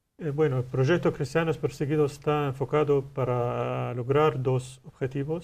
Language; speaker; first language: Spanish; non-native, learner; Arabic